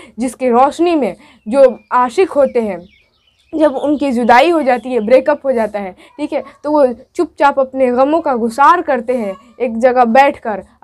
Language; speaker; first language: Hindi; native; Hindi